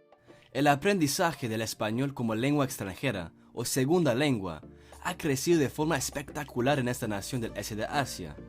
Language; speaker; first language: Spanish; non-native, fluent; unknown